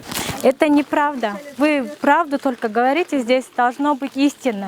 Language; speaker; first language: Russian; non-native, local second language; Kyrgyz